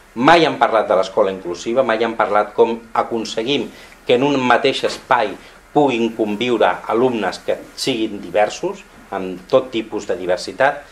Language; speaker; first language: Catalan; non-native, local second language; Spanish